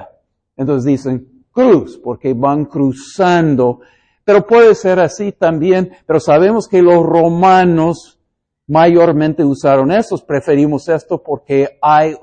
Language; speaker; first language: Spanish; non-native, fluent; English